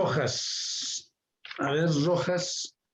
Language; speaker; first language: Spanish; native; Spanish